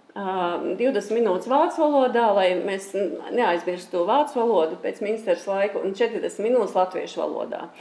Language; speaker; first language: Latvian; early bilingual, heritage; Latvian